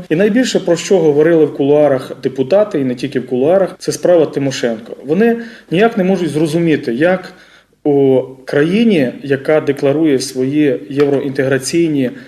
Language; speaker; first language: Ukrainian; native; Ukrainian